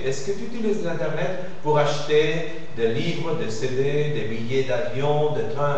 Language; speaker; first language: French; non-native, fluent; Spanish